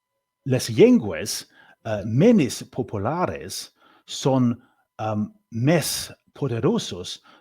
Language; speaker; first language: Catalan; non-native, learner; English